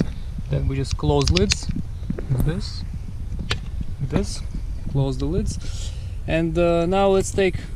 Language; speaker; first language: English; non-native, fluent; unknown